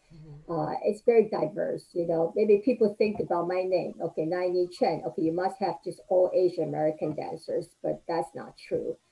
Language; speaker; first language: English; non-native, fluent; Chinese